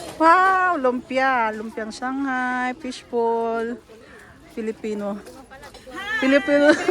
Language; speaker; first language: Filipino; non-native, local second language; Waray